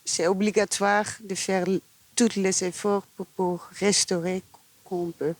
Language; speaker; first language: French; non-native, fluent; Dutch